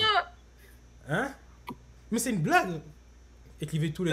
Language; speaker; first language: French; native; French